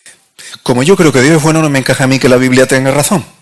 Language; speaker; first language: Spanish; native; Spanish